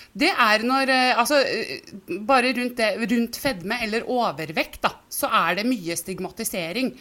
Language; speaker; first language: Norwegian; native; Norwegian